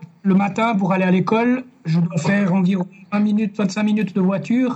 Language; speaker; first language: French; native; French